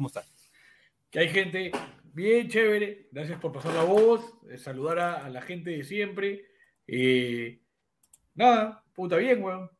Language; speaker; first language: Spanish; native; Spanish